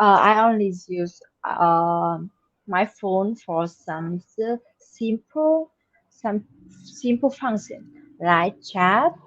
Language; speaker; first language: English; non-native, learner; Vietnamese